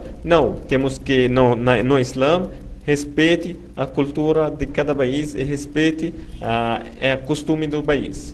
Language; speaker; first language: Portuguese; non-native, fluent; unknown